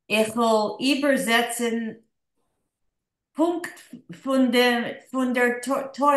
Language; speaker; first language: German; non-native, learner; English